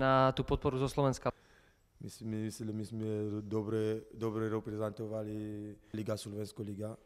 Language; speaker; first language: Slovak; non-native, learner; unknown